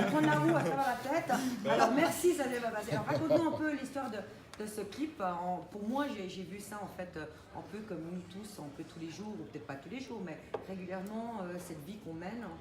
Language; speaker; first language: French; native; French